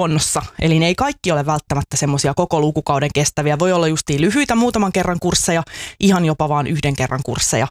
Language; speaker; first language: Finnish; native; Finnish